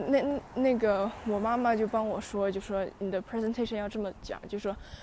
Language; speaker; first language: Chinese; early bilingual, heritage; Chinese